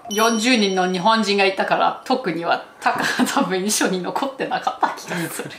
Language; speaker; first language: Japanese; non-native, fluent; German